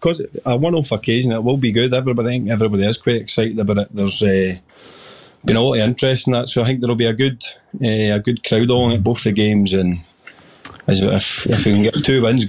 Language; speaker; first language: English; native; English